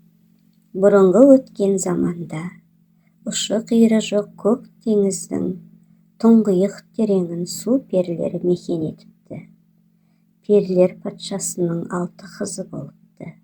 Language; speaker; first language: Kazakh; native; Kazakh